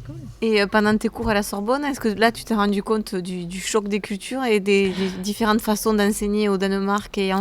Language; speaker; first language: French; native; French